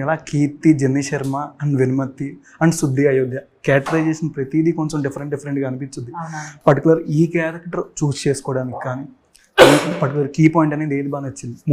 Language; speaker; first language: Telugu; native; Telugu